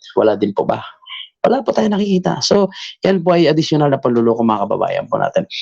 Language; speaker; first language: Filipino; native; Filipino